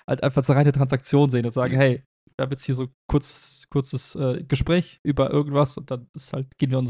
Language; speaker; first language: German; native; German